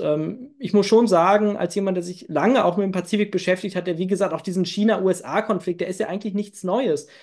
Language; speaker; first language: German; native; German